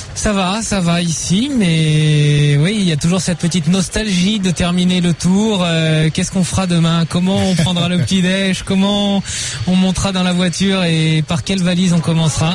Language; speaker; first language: French; native; French